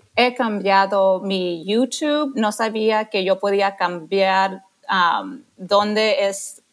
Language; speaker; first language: Spanish; non-native, fluent; English